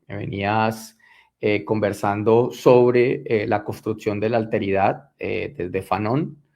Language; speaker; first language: Spanish; native; Spanish